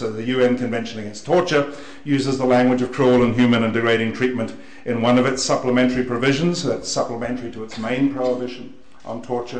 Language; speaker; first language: English; native; English